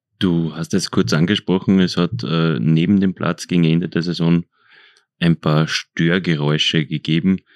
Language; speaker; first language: German; native; German